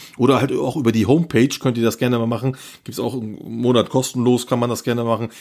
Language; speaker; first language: German; early bilingual, other home language; Turkish